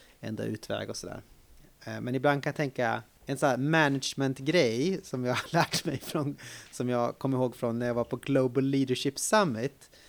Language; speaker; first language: Swedish; native; Swedish